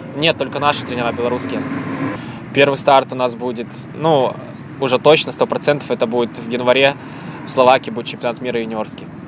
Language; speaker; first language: Russian; native; Russian